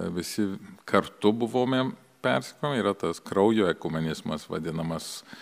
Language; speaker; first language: Lithuanian; early bilingual, heritage; Lithuanian